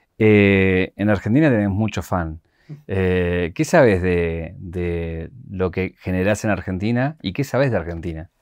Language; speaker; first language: Spanish; native; Spanish